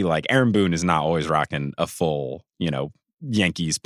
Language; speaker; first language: English; native; English